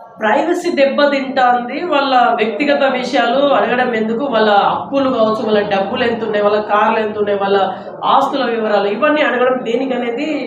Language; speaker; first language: Telugu; native; Telugu